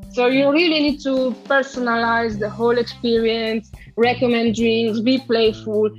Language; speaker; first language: English; non-native, fluent; Romanian